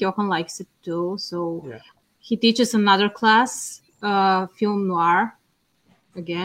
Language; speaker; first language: English; non-native, fluent; Bulgarian